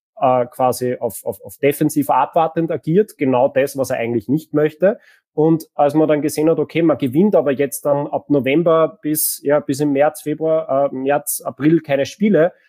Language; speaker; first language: German; native; German